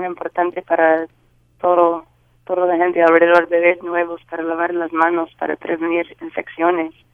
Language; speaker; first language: Spanish; non-native, learner; English